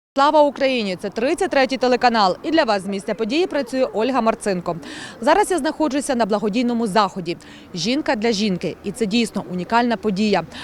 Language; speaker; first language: Ukrainian; native; Ukrainian